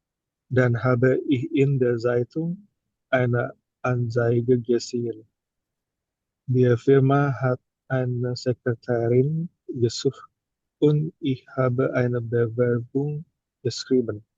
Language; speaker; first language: German; non-native, learner; Indonesian